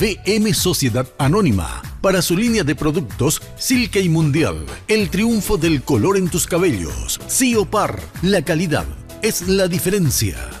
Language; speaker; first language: Spanish; native; Spanish